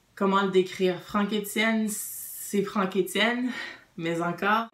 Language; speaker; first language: French; native; French